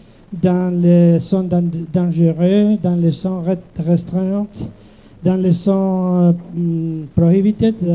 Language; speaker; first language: French; non-native, learner; Spanish